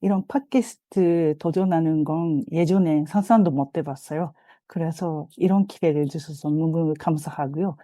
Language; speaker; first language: Korean; non-native, fluent; Japanese